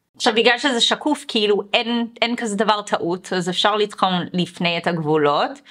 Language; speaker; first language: Hebrew; early bilingual, other home language; English